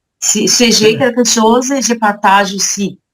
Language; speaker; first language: French; non-native, learner; Portuguese